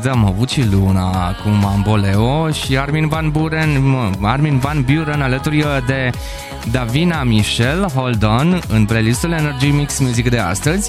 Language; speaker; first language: Romanian; native; Romanian